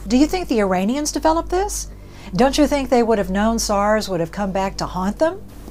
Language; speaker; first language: English; native; English